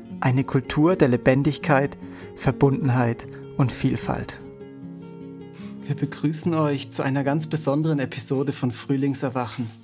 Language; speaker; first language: German; native; German